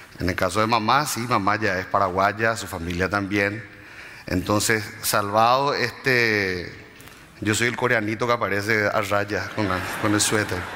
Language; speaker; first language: Spanish; native; Spanish